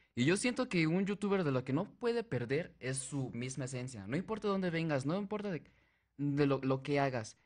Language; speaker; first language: Spanish; native; Spanish